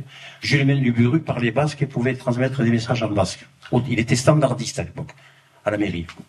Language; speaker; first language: French; native; French